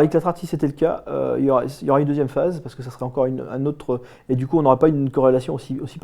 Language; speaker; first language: French; native; French